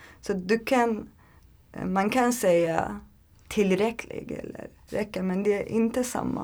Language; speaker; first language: Swedish; non-native, learner; Turkish